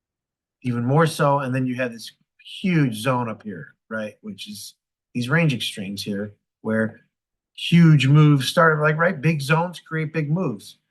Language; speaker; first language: English; native; English